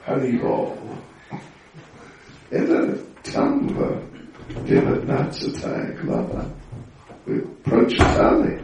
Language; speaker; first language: Russian; non-native, learner; English